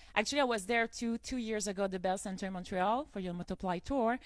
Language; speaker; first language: English; non-native, fluent; French